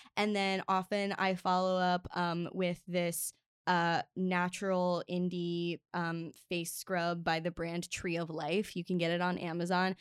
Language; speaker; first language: English; native; English